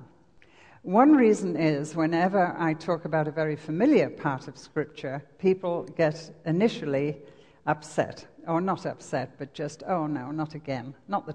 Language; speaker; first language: English; native; English